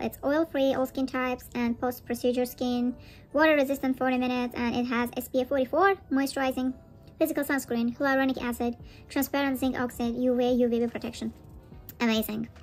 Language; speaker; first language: English; non-native, fluent; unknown